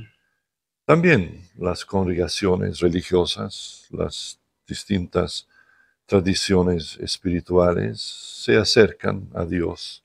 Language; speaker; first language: Spanish; non-native, fluent; English